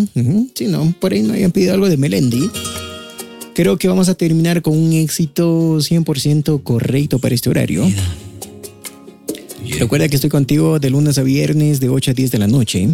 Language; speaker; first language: Spanish; native; Spanish